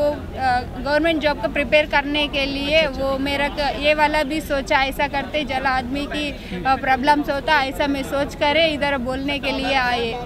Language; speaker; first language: Hindi; non-native, local second language; Telugu